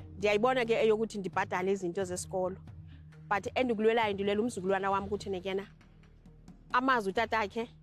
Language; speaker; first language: Zulu; non-native, local second language; Xhosa